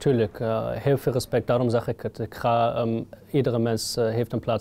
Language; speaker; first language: Dutch; non-native, fluent; German